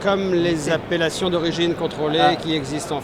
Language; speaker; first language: French; native; French